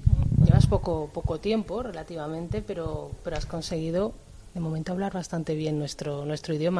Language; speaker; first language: Spanish; native; Spanish